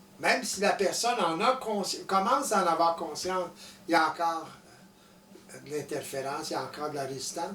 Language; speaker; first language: French; native; French